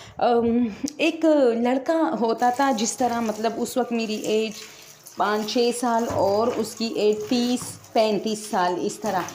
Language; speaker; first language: Urdu; non-native, local second language; Pashto